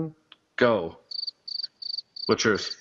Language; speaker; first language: English; native; English